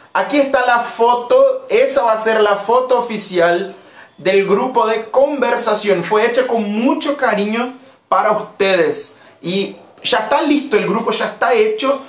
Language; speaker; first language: Spanish; non-native, fluent; Portuguese